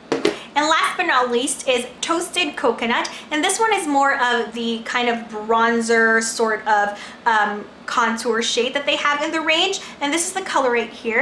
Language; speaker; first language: English; non-native, local second language; Filipino